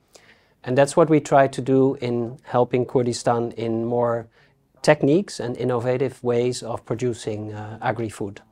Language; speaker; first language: English; non-native, fluent; Dutch